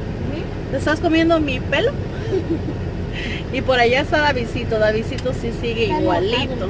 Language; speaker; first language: Spanish; native; Spanish